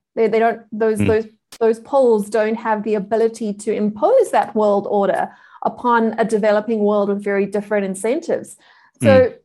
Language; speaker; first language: English; native; English